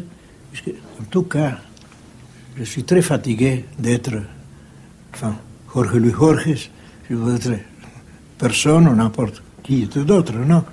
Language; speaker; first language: French; non-native, fluent; Spanish